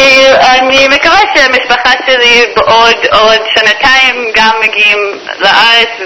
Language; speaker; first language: Hebrew; non-native, learner; English